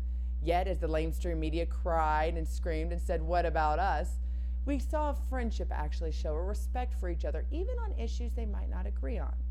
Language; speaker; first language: English; native; English